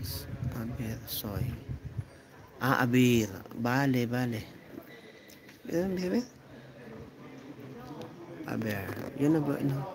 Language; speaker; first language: Spanish; non-native, learner; Iloko